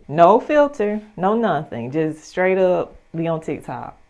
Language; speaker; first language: English; native; English